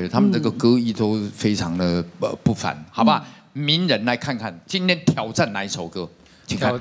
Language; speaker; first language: Chinese; native; Chinese